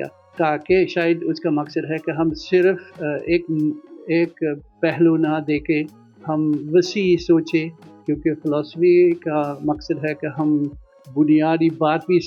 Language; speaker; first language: Hindi; non-native, fluent; Dutch